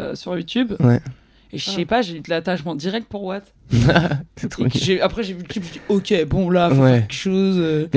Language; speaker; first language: French; native; French